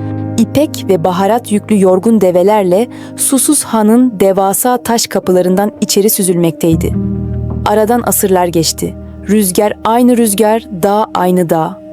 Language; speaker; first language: Turkish; native; Turkish